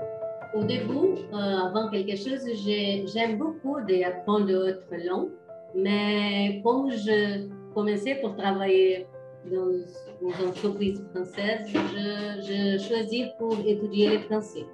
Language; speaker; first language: French; non-native, learner; Portuguese